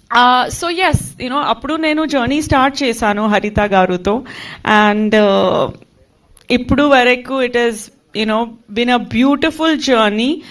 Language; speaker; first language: Telugu; non-native, fluent; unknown